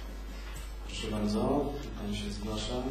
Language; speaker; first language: Polish; native; Polish